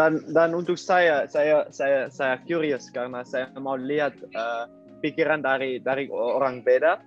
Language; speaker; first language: Indonesian; non-native, learner; Dutch